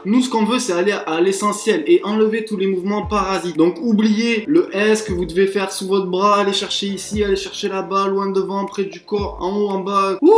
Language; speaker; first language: French; native; French